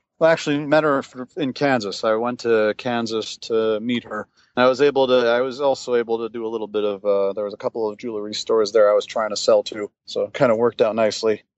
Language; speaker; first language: English; native; English